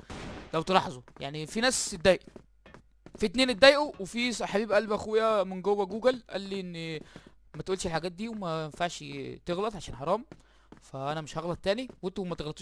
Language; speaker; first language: Arabic; native; Arabic